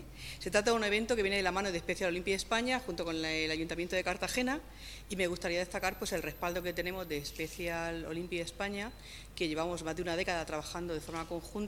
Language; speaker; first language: Spanish; native; Spanish